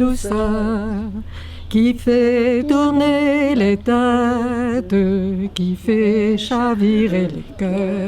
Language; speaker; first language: French; native; French